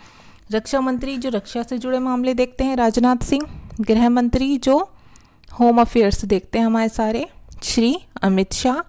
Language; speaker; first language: Hindi; native; Hindi